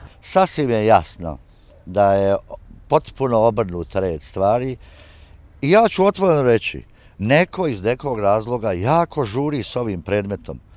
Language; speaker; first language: Croatian; native; Croatian